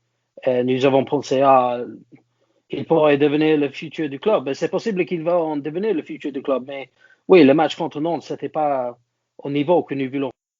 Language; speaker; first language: French; non-native, learner; English